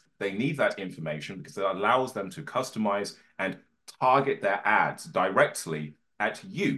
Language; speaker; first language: English; native; English